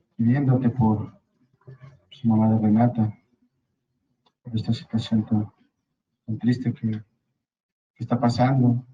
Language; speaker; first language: Spanish; native; Spanish